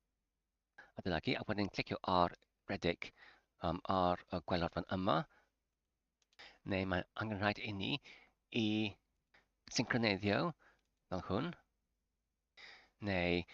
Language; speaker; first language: Welsh; non-native, learner; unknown